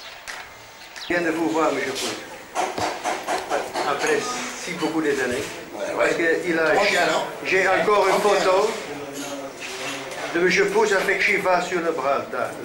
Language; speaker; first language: French; non-native, learner; Dutch